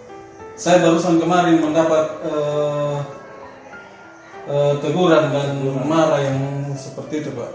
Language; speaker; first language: Indonesian; native; Indonesian